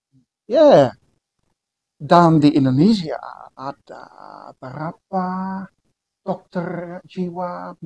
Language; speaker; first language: Indonesian; non-native, learner; Dutch